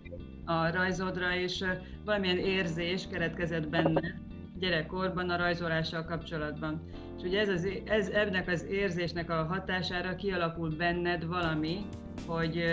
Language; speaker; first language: Hungarian; native; Hungarian